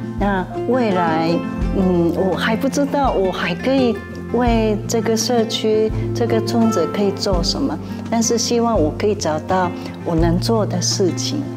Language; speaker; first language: Chinese; non-native, fluent; Japanese